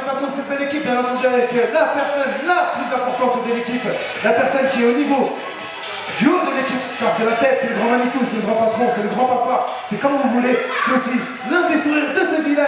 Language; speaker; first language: French; native; French